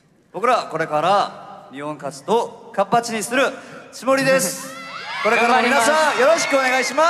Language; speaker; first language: Japanese; non-native, learner; Korean